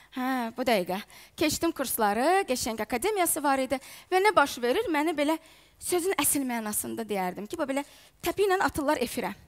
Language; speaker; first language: Azerbaijani; non-native, fluent; Ukrainian